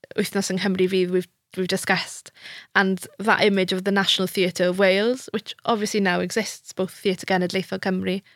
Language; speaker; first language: English; non-native, local second language; Welsh